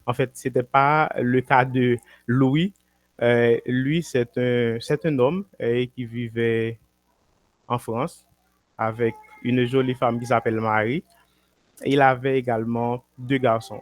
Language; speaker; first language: French; non-native, local second language; Haitian Creole